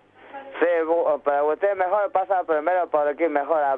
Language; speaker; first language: Spanish; non-native, learner; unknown